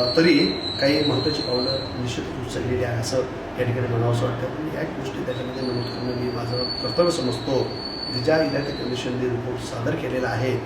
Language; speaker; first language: Marathi; non-native, local second language; Lambadi